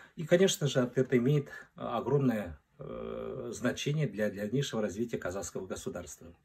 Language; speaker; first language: Russian; non-native, local second language; Kazakh